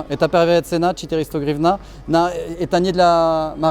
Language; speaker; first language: Russian; non-native, learner; French